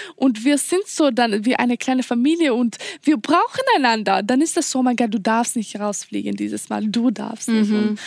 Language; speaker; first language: German; non-native, learner; Swedish